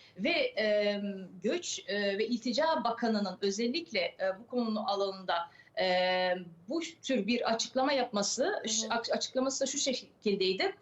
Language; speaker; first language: Turkish; early bilingual, other home language; French